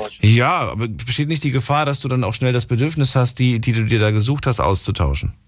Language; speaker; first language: German; native; German